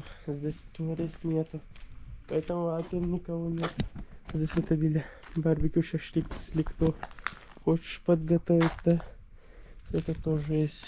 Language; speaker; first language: Russian; non-native, learner; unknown